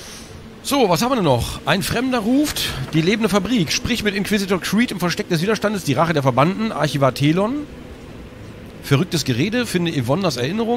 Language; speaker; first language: German; native; German